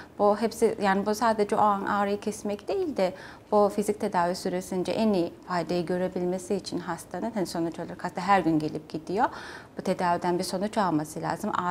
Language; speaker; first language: Turkish; non-native, fluent; Mongolian